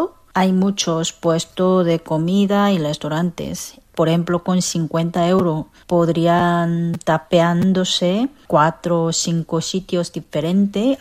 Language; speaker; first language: Spanish; non-native, fluent; Korean